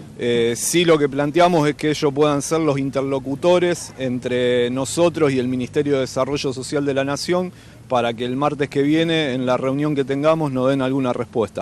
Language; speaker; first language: Spanish; native; Spanish